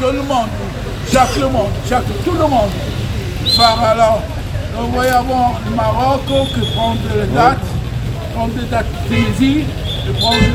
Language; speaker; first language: French; non-native, learner; Arabic